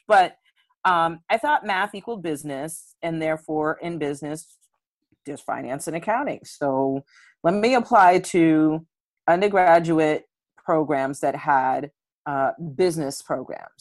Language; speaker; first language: English; native; English